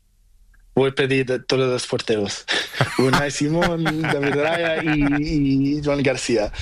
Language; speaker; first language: Spanish; non-native, learner; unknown